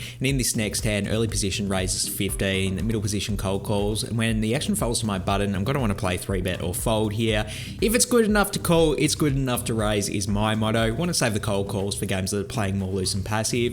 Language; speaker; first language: English; native; English